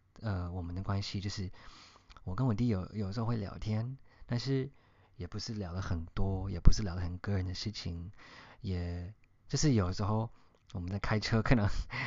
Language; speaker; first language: Chinese; early bilingual, heritage; Chinese